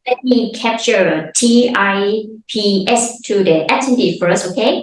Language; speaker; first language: English; non-native, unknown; Thai